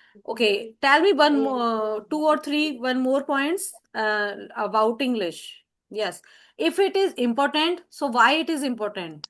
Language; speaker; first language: English; non-native, learner; Hindi